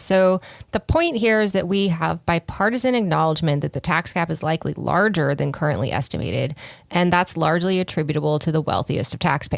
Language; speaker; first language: English; native; English